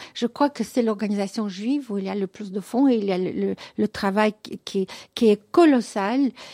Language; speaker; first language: French; non-native, fluent; Russian